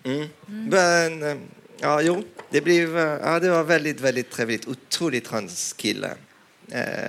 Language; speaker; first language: Swedish; non-native, fluent; French